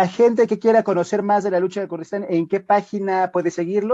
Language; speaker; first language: Spanish; native; Spanish